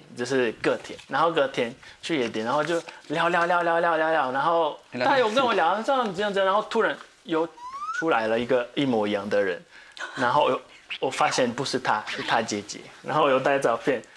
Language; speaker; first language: Chinese; non-native, fluent; Portuguese